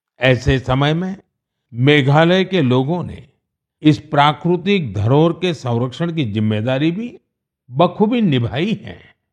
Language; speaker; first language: Hindi; non-native, local second language; Gujarati